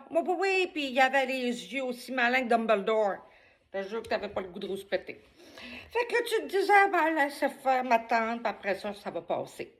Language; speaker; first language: French; native; French